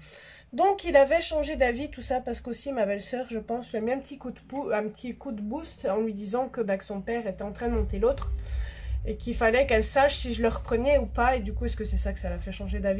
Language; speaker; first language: French; native; French